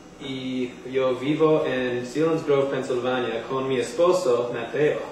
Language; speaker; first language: Spanish; non-native, learner; English